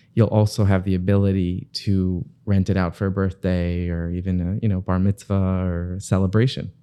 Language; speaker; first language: English; native; English